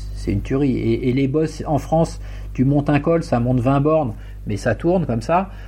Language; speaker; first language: French; native; French